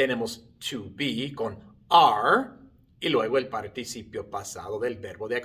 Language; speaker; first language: Spanish; non-native, fluent; English